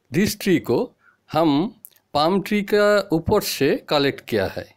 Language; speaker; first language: Hindi; non-native, local second language; Bangla